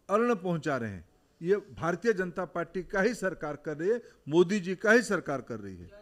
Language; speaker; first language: Hindi; non-native, local second language; Odia